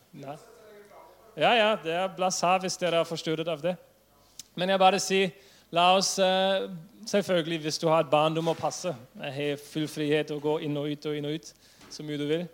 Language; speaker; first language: Norwegian; non-native, fluent; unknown